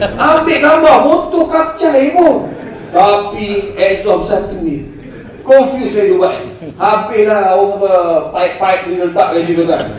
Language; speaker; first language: Malay; native; Malay